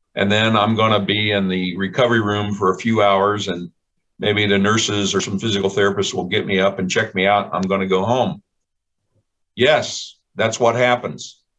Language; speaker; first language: English; native; English